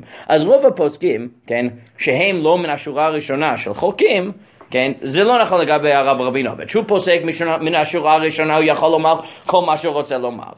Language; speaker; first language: Hebrew; non-native, fluent; English